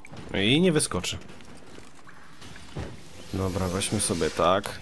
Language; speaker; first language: Polish; native; Polish